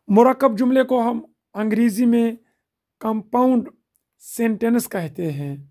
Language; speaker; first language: Urdu; non-native, local second language; Kashmiri